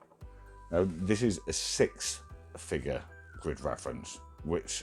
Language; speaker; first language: English; native; English